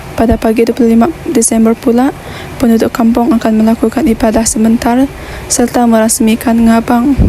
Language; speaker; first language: Malay; non-native, local second language; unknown